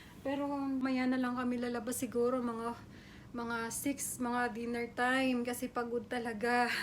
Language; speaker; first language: Filipino; native; Filipino